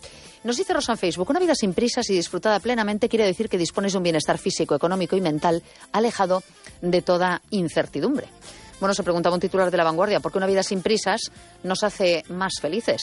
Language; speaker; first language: Spanish; native; Spanish